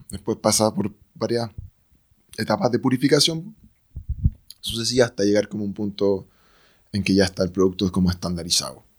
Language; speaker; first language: Spanish; native; Spanish